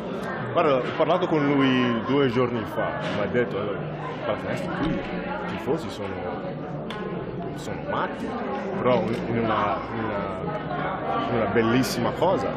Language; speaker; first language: Italian; non-native, fluent; English